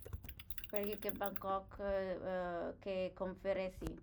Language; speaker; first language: Indonesian; non-native, learner; English